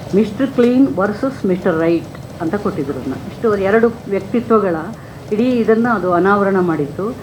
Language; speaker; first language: Kannada; native; Kannada